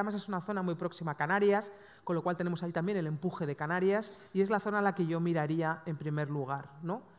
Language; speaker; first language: Spanish; native; Spanish